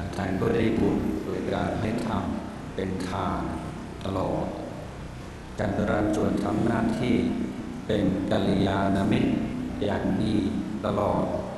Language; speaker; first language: Thai; non-native, fluent; English